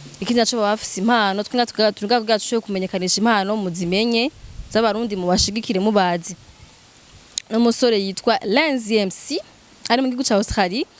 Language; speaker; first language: Rundi; native; Rundi